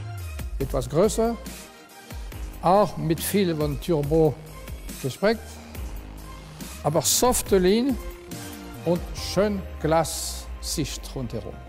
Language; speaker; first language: German; non-native, fluent; French